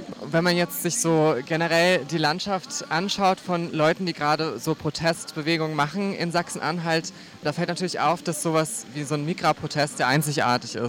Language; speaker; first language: German; native; German